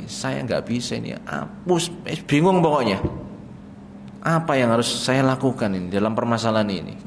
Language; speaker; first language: Indonesian; native; Indonesian